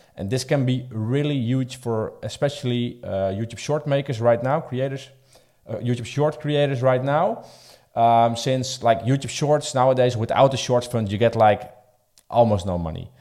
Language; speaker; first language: English; non-native, fluent; Dutch